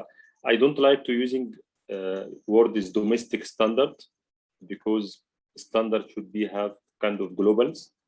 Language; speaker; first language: English; non-native, learner; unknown